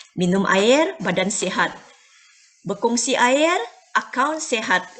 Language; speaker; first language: Malay; non-native, local second language; Chinese